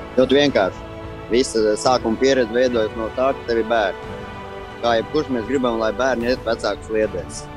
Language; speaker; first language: Latvian; native; Latvian